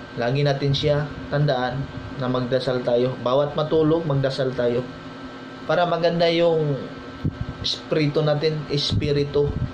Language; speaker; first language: Filipino; non-native, local second language; Cebuano